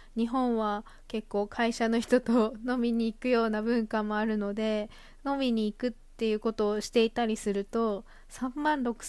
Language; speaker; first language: Japanese; native; Japanese